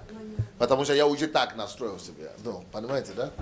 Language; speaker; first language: Russian; non-native, learner; Yoruba